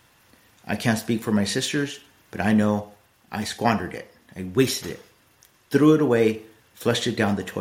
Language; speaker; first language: English; native; English